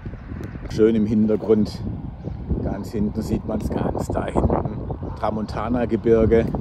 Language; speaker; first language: German; native; German